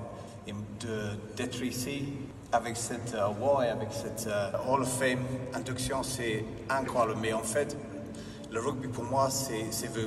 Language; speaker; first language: French; non-native, fluent; English